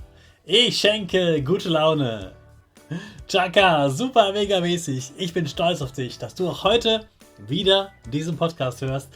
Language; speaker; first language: German; native; German